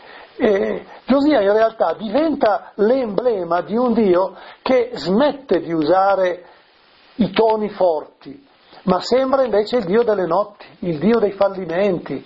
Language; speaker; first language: Italian; native; Italian